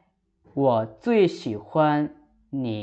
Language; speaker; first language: Chinese; non-native, fluent; Lao